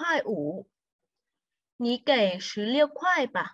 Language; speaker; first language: Chinese; non-native, fluent; Vietnamese